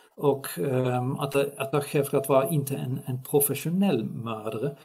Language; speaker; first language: Swedish; non-native, fluent; Dutch